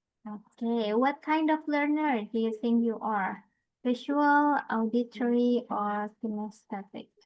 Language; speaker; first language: English; non-native, fluent; Indonesian